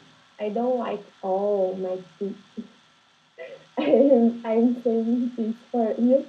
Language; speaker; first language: English; non-native, learner; Portuguese